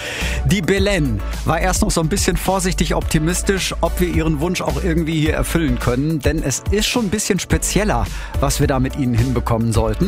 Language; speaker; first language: German; native; German